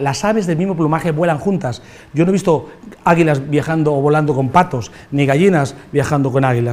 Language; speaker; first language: Spanish; native; Spanish